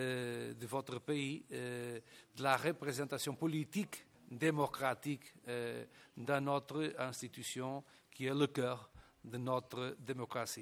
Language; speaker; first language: French; non-native, fluent; Portuguese